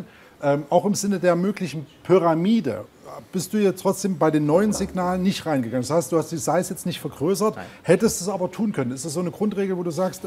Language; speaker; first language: German; native; German